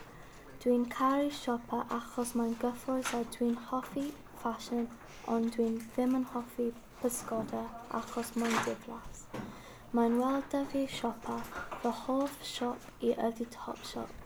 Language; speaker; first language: Welsh; non-native, learner; English